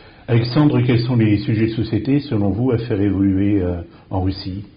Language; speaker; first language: French; native; French